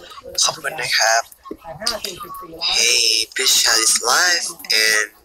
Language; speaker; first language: English; non-native, learner; Thai